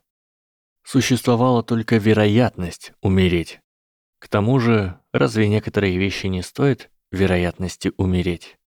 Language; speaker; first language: Russian; native; Russian